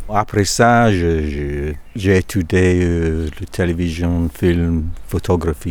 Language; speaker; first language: French; non-native, learner; English